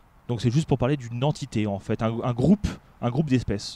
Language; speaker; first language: French; native; French